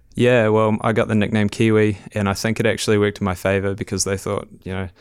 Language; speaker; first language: English; native; English